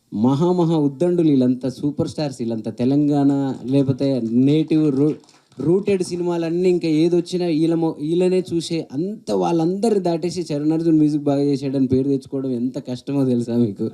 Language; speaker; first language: Telugu; native; Telugu